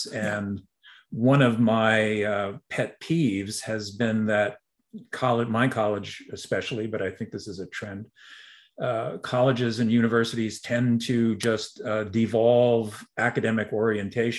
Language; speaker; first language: English; native; English